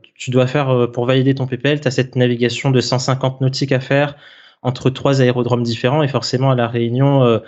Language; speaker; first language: French; native; French